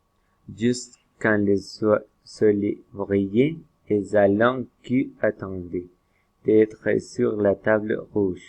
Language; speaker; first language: French; non-native, learner; Spanish